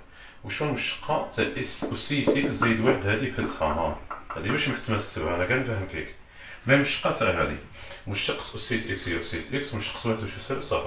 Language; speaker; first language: Arabic; native; Arabic